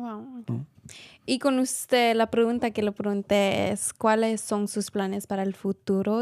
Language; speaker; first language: Spanish; early bilingual, heritage; Spanish